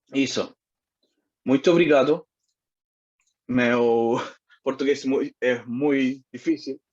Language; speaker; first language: Portuguese; non-native, learner; Spanish